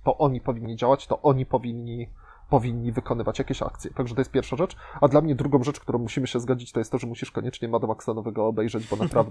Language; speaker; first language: Polish; native; Polish